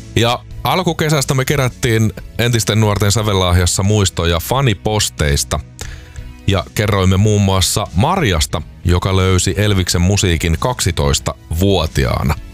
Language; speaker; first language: Finnish; native; Finnish